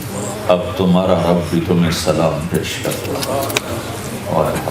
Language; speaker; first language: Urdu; non-native, local second language; Punjabi